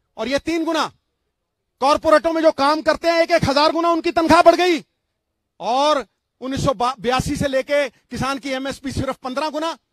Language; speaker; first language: Hindi; non-native, local second language; Punjabi